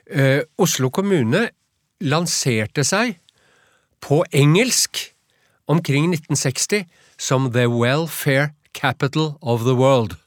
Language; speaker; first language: Norwegian; native; Norwegian